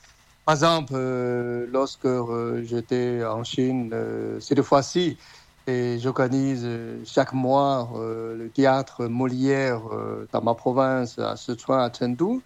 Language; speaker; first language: French; non-native, learner; Chinese